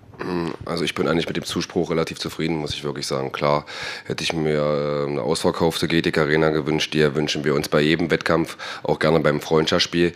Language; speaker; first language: German; native; German